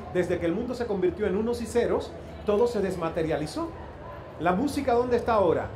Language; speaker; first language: Spanish; native; Spanish